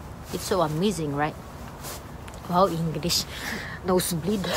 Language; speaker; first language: English; non-native, local second language; Filipino